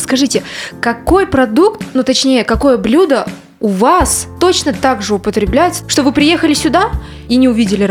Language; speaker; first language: Russian; native; Russian